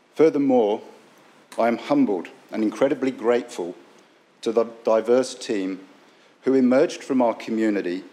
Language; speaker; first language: English; native; English